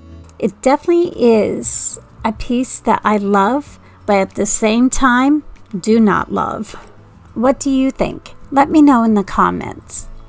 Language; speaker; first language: English; native; English